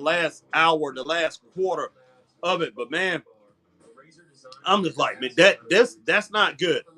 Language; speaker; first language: English; native; English